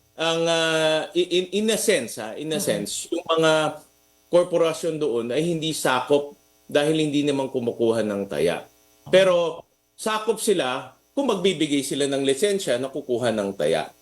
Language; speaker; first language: Filipino; native; Filipino